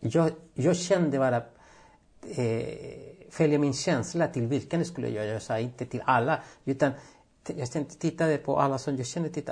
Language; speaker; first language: Swedish; non-native, fluent; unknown